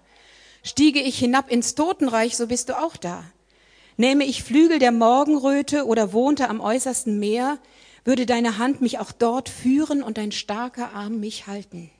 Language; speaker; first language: German; native; German